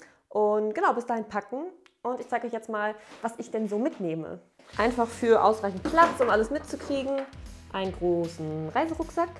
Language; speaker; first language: German; native; German